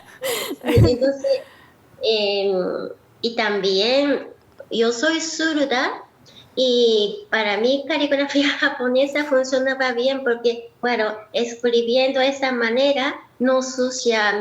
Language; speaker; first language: Spanish; non-native, learner; Japanese